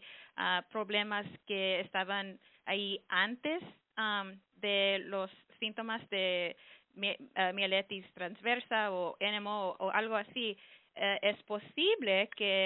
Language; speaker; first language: Spanish; early bilingual, heritage; English